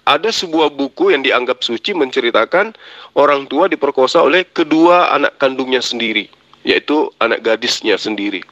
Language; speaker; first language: Indonesian; native; Indonesian